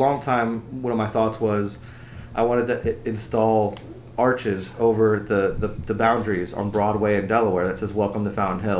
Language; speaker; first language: English; native; English